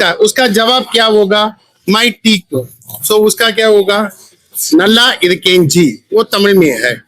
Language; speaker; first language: Hindi; non-native, local second language; Tamil